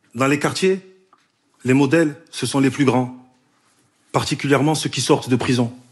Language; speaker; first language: French; native; French